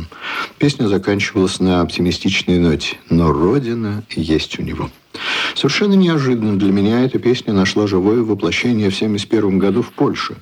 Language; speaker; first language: Russian; native; Russian